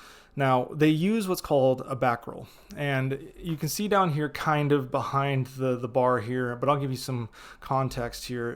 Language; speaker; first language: English; native; English